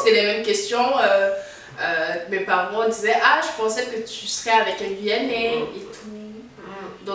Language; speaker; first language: French; native; French